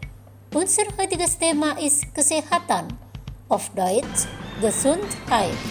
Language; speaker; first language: German; non-native, fluent; Indonesian